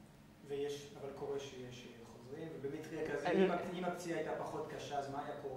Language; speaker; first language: Hebrew; native; Hebrew